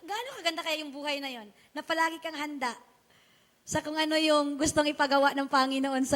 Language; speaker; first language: Filipino; non-native, local second language; Chavacano